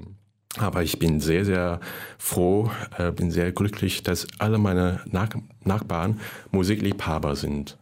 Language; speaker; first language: German; non-native, fluent; Cantonese